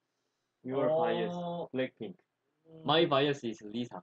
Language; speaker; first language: English; non-native, learner; Korean